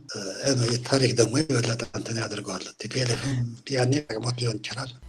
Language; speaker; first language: Amharic; non-native, local second language; Tigrinya